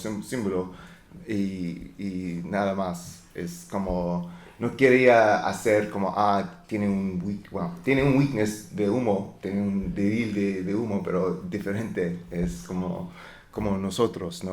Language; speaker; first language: Spanish; non-native, learner; English